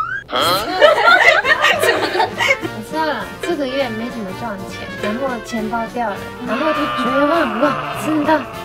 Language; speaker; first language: Chinese; non-native, fluent; Japanese